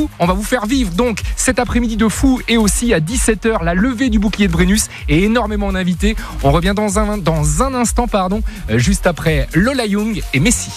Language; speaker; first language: French; native; French